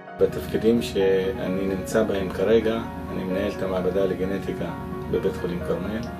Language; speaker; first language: Hebrew; non-native, local second language; Arabic